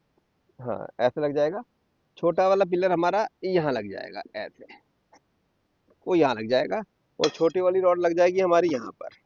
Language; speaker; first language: Hindi; native; Hindi